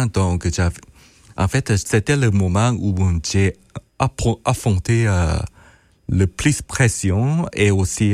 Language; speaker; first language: French; non-native, fluent; Korean